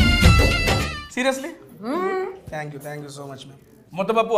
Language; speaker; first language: Telugu; native; Telugu